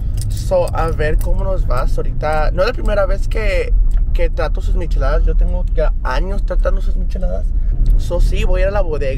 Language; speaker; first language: Spanish; early bilingual, heritage; Spanish